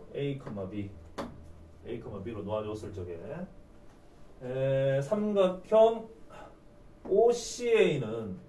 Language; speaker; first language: Korean; native; Korean